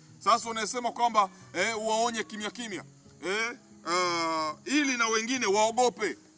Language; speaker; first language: Swahili; native; Swahili